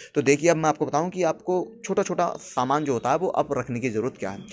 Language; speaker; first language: Hindi; native; Hindi